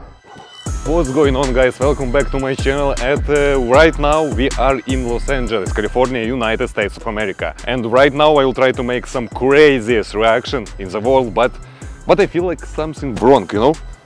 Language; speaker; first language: English; non-native, learner; Russian